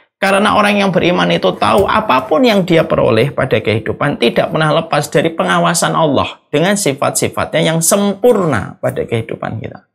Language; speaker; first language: Indonesian; native; Indonesian